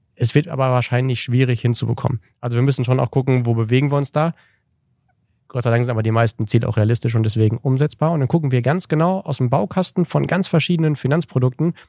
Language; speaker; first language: German; native; German